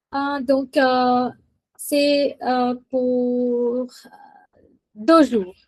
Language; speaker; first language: French; non-native, fluent; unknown